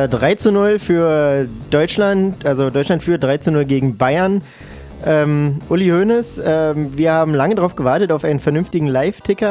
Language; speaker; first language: German; native; German